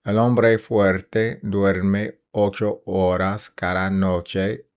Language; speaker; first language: Spanish; non-native, learner; English